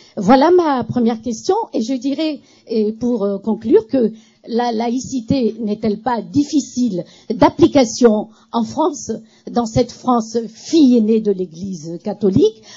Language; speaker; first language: French; native; French